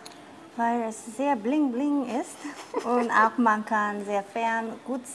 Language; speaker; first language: German; non-native, fluent; Korean